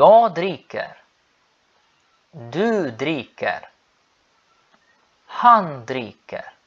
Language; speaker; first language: Swedish; non-native, learner; Portuguese